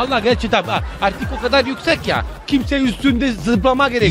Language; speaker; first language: Turkish; non-native, learner; Italian